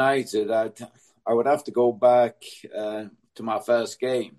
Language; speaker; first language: English; native; English